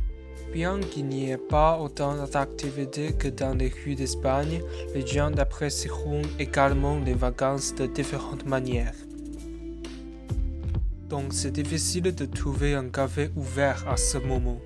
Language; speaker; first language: French; non-native, learner; Chinese